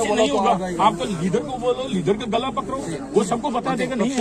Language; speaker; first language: Hindi; non-native, local second language; Manipuri